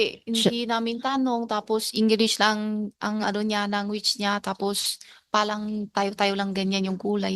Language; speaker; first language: Filipino; non-native, learner; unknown